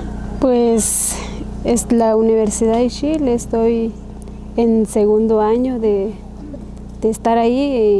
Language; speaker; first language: Spanish; non-native, local second language; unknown